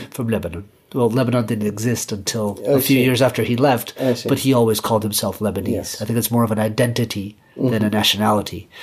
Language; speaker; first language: English; early bilingual, other home language; Spanish